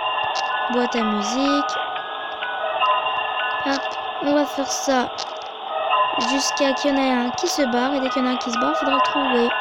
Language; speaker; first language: French; native; French